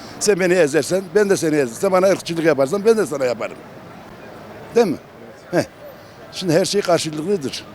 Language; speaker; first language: Turkish; non-native, local second language; Kurdish